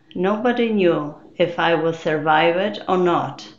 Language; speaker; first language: English; non-native, fluent; Polish